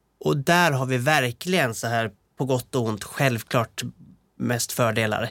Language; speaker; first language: Swedish; native; Swedish